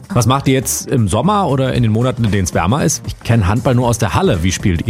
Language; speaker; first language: German; native; German